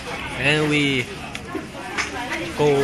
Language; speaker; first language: English; non-native, learner; Korean